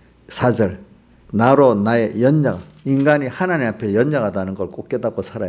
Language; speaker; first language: Korean; native; Korean